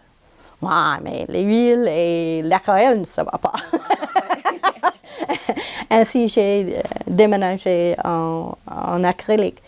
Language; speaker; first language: French; non-native, local second language; English